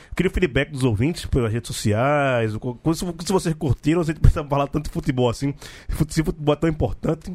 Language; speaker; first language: Portuguese; native; Portuguese